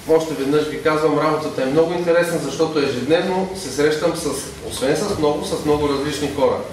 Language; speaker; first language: Bulgarian; native; Bulgarian